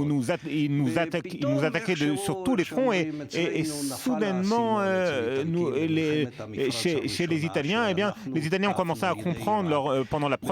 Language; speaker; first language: French; non-native, fluent; Hebrew